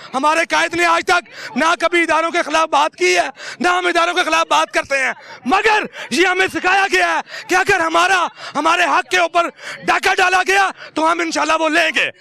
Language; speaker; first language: Urdu; non-native, local second language; Punjabi